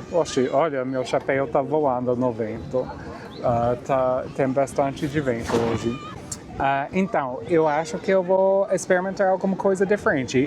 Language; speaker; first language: Portuguese; non-native, fluent; English